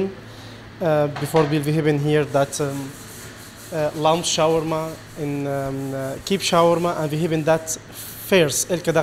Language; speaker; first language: Dutch; non-native, learner; Arabic